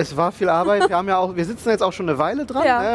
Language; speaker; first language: German; native; German